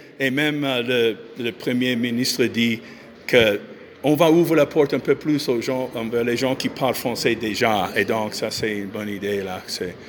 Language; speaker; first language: French; non-native, fluent; English